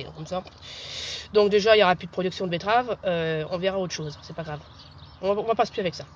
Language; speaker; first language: French; native; French